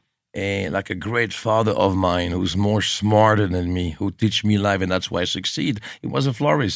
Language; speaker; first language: English; non-native, fluent; French